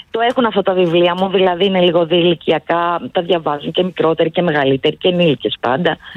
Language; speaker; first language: Greek; native; Greek